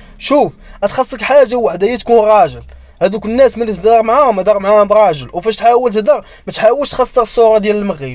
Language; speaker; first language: Arabic; native; Arabic